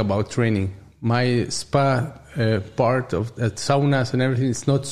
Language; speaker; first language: English; non-native, learner; Hungarian